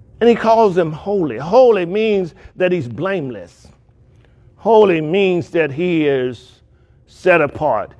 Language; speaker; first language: English; native; English